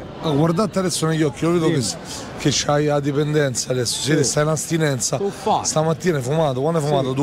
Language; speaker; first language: Italian; native; Italian